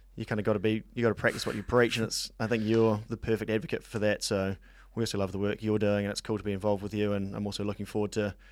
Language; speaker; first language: English; native; English